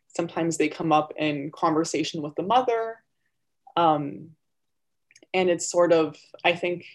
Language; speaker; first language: English; early bilingual, other home language; Armenian